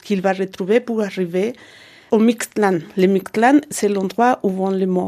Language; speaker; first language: French; non-native, fluent; Spanish